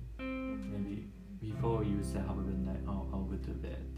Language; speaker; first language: English; non-native, learner; Japanese